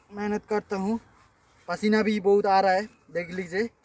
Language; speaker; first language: Hindi; non-native, local second language; Bangla